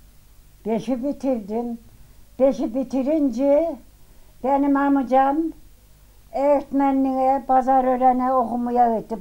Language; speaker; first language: Turkish; native; Turkish